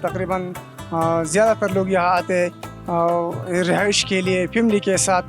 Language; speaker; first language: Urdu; non-native, local second language; Pashto